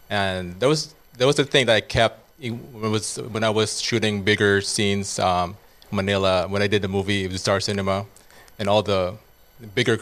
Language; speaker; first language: English; non-native, local second language; Cebuano